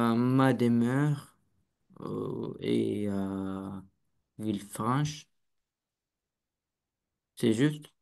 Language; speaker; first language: French; non-native, learner; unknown